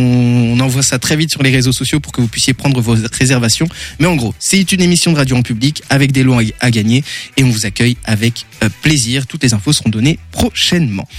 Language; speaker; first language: French; native; French